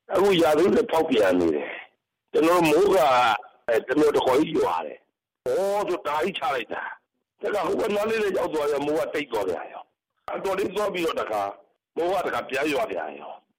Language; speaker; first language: Burmese; native; Burmese